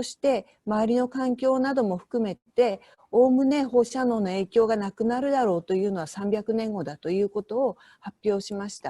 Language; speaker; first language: Japanese; native; Japanese